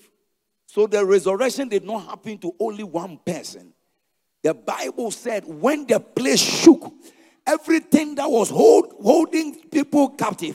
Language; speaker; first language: English; non-native, local second language; Akan